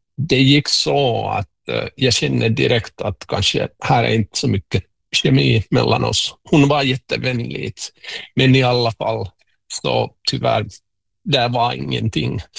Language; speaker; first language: Swedish; non-native, local second language; Finnish